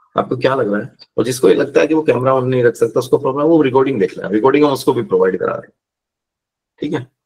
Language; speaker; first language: Hindi; native; Hindi